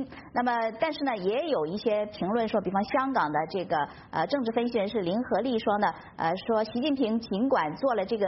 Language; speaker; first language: Chinese; native; Chinese